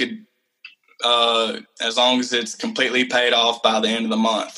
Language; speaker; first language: English; native; English